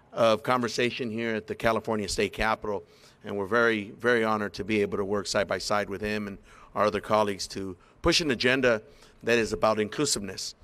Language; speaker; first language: English; early bilingual, other home language; Spanish